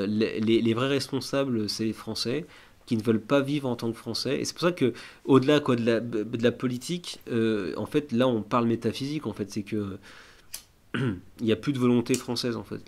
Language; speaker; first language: French; native; French